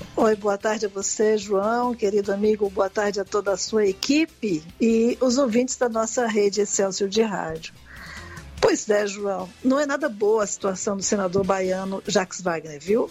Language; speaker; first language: Portuguese; native; Portuguese